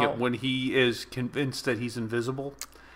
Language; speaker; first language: English; native; English